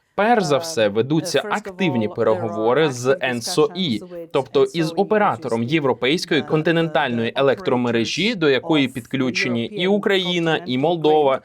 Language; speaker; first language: Ukrainian; native; Ukrainian